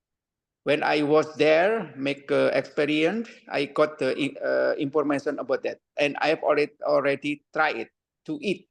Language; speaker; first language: English; non-native, learner; Indonesian